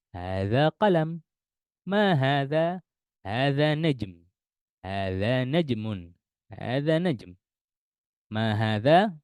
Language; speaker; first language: Arabic; non-native, fluent; Indonesian